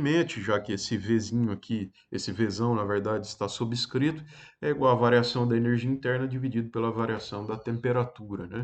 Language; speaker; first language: Portuguese; native; Portuguese